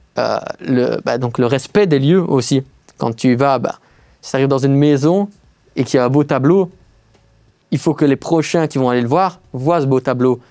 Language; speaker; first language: French; native; French